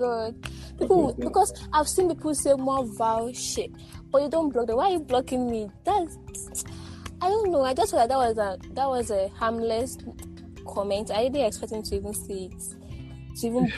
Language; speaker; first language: English; non-native, local second language; Ibibio